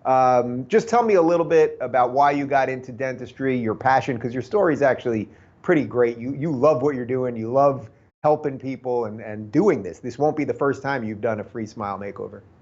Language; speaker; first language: English; native; English